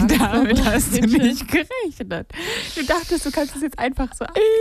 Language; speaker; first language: German; native; German